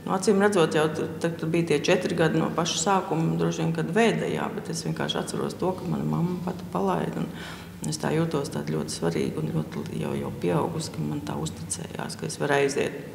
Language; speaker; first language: Latvian; native; Latvian